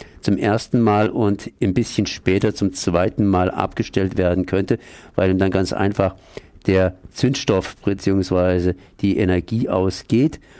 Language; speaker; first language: German; native; German